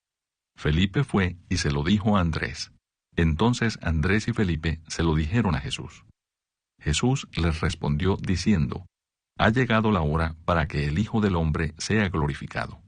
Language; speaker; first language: Spanish; native; Spanish